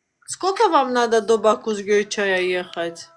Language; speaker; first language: Russian; non-native, local second language; Azerbaijani